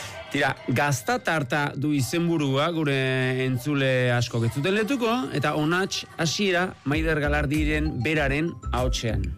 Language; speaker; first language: Basque; native; Basque